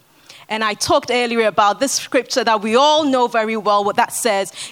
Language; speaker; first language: English; non-native, local second language; Akan